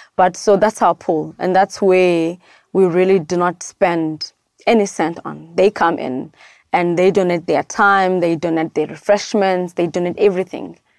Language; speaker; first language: English; non-native, local second language; Xhosa